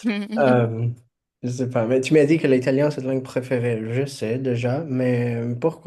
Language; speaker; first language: French; non-native, fluent; Portuguese